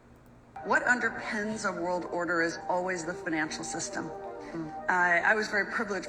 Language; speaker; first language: English; native; English